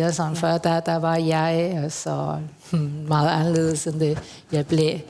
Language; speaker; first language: Danish; non-native, fluent; Spanish